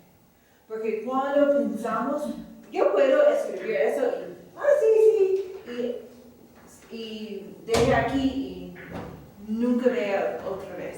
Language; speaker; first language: Spanish; non-native, fluent; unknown